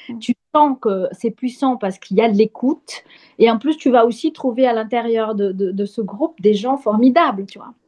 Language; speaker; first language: French; non-native, fluent; Portuguese